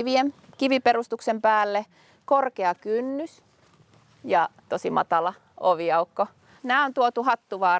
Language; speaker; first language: Finnish; native; Finnish